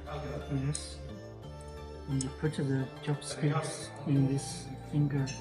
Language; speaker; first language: English; non-native, learner; Chinese